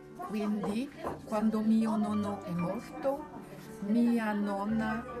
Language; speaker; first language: Italian; non-native, learner; French